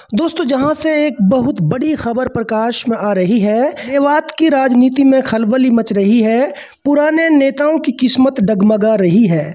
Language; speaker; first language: Hindi; native; Hindi